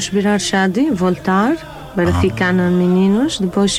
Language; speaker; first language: Portuguese; non-native, learner; Arabic